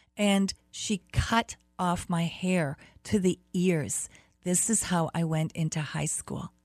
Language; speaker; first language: English; early bilingual, other home language; German